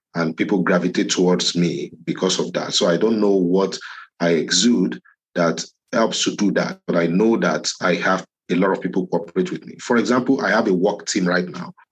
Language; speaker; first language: English; non-native, local second language; Yoruba